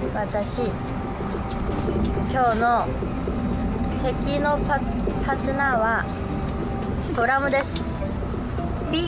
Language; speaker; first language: Japanese; non-native, learner; Korean